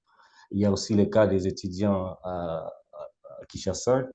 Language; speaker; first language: French; non-native, local second language; Lingala